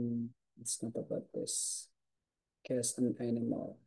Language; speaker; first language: English; non-native, fluent; Indonesian